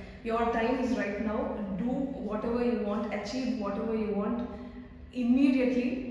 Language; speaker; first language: English; non-native, local second language; Tamil